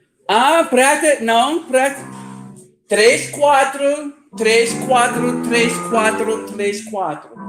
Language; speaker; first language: Portuguese; non-native, learner; English